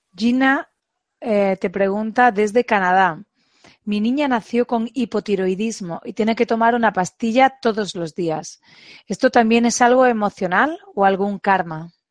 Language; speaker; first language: Spanish; native; Spanish